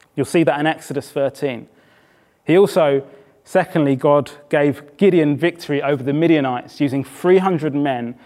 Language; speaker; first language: English; native; English